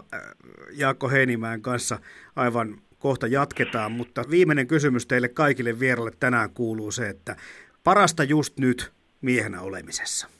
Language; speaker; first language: Finnish; native; Finnish